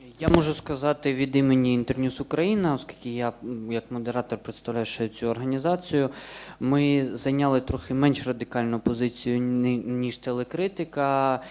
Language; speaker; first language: Ukrainian; native; Ukrainian